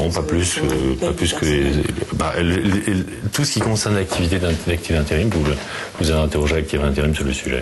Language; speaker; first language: French; native; French